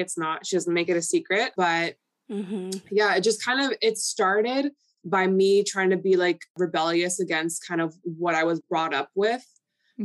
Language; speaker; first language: English; early bilingual, other home language; Polish